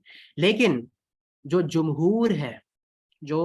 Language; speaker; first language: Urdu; non-native, local second language; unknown